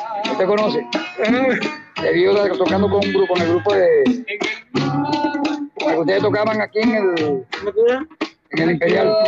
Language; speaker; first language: Spanish; native; Spanish